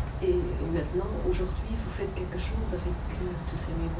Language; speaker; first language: French; non-native, fluent; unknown